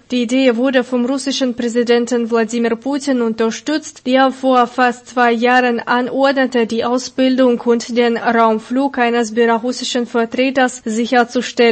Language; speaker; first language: German; non-native, fluent; Russian